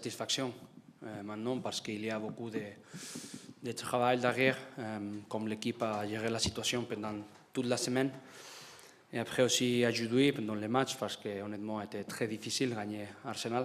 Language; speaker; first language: French; non-native, learner; Spanish